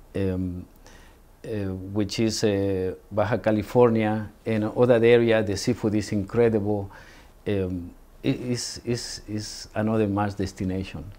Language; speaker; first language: English; non-native, fluent; Spanish